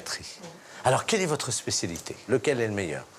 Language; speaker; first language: French; native; French